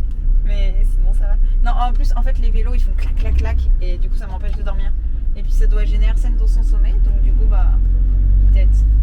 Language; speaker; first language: French; native; French